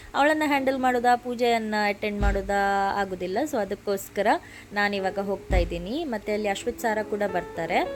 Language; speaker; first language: Kannada; non-native, local second language; Konkani